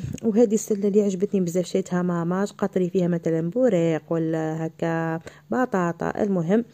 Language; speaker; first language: Arabic; native; Arabic